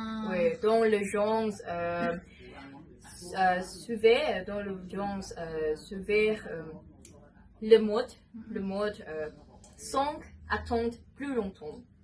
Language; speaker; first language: French; non-native, learner; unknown